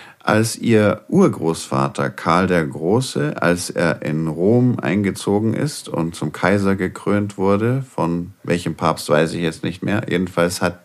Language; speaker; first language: German; native; German